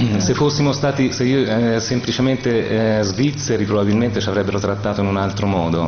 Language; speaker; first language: Italian; native; Italian